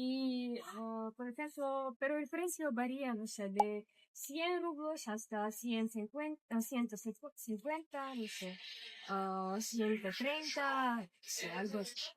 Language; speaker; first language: Spanish; non-native, fluent; Russian